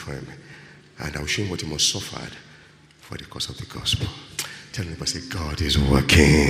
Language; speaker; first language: English; non-native, local second language; Yoruba